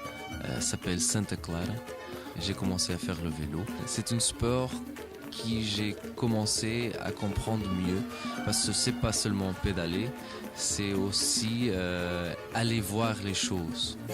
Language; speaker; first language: French; non-native, fluent; Portuguese